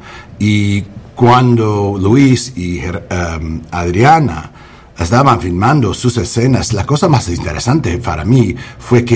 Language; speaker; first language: Spanish; non-native, learner; English